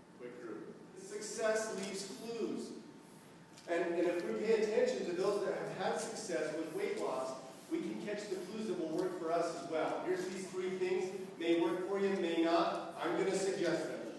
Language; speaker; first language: English; native; English